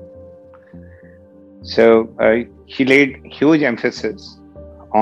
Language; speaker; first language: English; non-native, local second language; Hindi